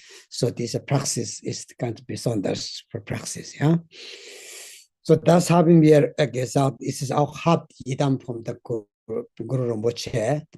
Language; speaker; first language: German; non-native, learner; Tibetan